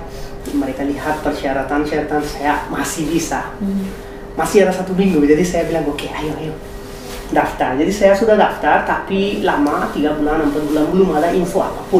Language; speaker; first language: Indonesian; non-native, fluent; Hindi